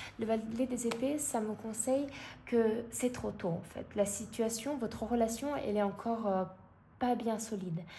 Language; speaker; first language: French; non-native, fluent; Russian